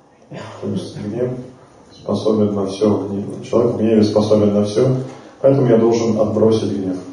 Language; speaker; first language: Russian; native; Russian